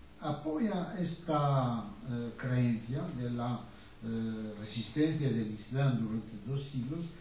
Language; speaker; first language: Spanish; non-native, fluent; Arabic